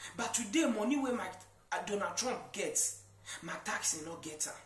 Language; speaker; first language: Nigerian Pidgin; non-native, fluent; Akan